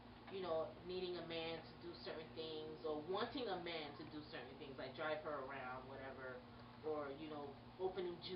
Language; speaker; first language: English; early bilingual, other home language; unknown